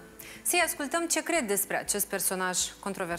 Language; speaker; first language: Romanian; native; Romanian